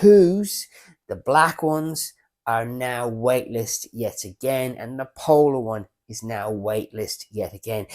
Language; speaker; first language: English; native; English